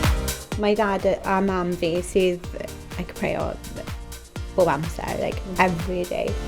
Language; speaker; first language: Welsh; non-native, local second language; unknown